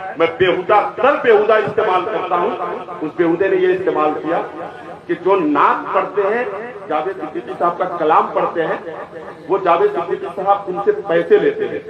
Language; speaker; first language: Urdu; native; Urdu